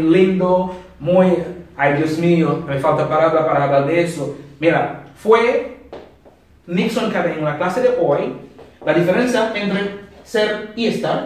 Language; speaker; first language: Spanish; non-native, learner; Haitian Creole